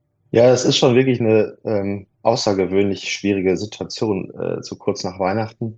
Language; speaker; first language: German; native; German